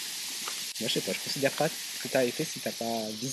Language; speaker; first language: French; native; French